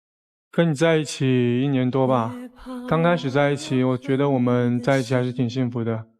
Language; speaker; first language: Chinese; native; Chinese